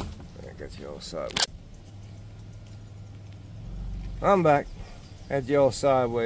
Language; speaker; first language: English; native; English